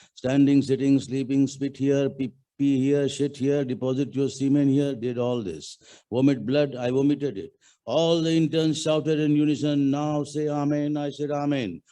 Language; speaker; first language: English; non-native, local second language; Marathi